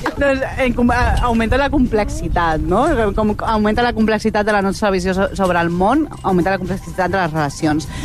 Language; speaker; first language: Catalan; non-native, local second language; Spanish